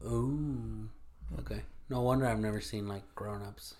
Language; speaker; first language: English; early bilingual, other home language; Spanish